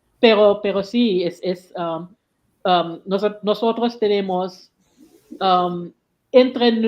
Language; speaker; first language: Spanish; non-native, learner; English